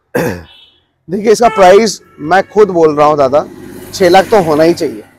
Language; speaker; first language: Hindi; native; Hindi